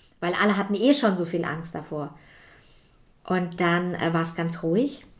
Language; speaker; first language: German; native; German